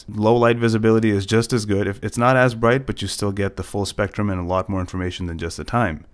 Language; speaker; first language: English; native; English